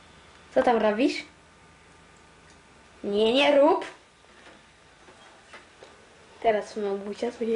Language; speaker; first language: Polish; early bilingual, other home language; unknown